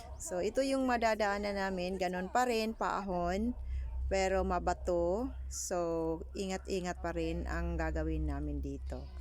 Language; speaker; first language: Filipino; non-native, local second language; Cebuano